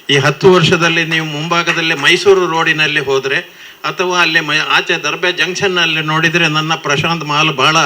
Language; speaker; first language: Kannada; native; Kannada